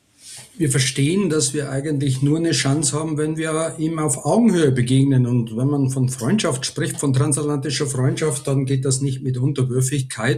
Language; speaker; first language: German; native; German